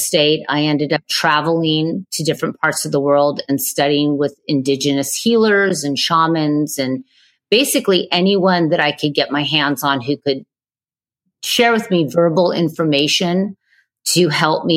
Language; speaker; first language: English; native; English